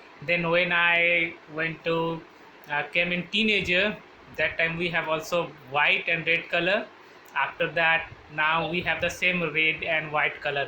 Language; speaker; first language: English; non-native, learner; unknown